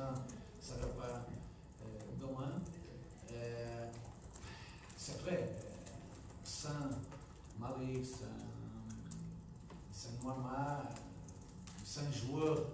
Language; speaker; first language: French; non-native, fluent; Portuguese